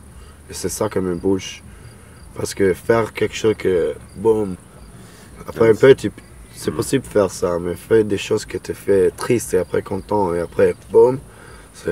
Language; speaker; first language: French; non-native, learner; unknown